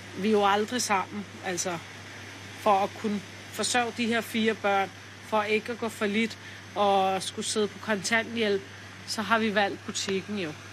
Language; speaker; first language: Danish; early bilingual, other home language; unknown